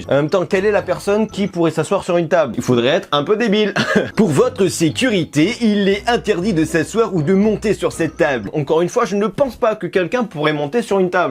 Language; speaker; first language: French; native; French